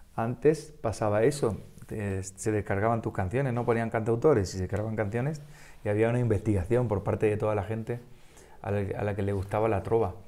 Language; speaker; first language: Spanish; native; Spanish